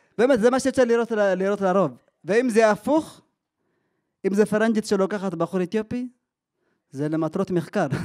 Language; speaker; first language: Hebrew; early bilingual, other home language; Amharic